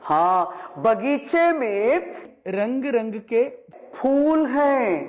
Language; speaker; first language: Hindi; non-native, local second language; Malayalam